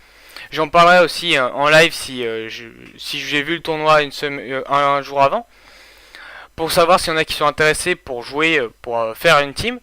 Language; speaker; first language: French; native; French